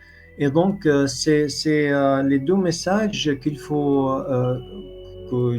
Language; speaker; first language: French; non-native, fluent; Arabic